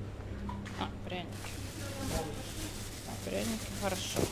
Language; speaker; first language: Russian; non-native, fluent; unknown